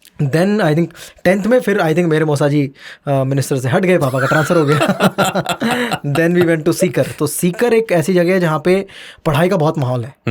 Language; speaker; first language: Hindi; native; Hindi